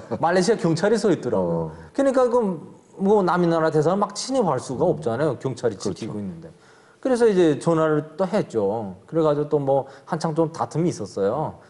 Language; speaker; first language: Korean; native; Korean